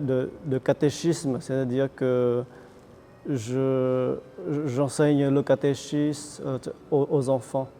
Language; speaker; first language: French; non-native, fluent; Vietnamese